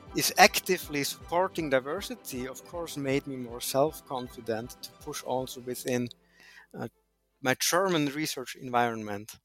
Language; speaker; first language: English; non-native, fluent; German